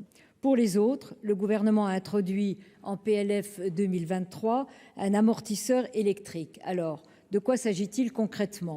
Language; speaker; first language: French; native; French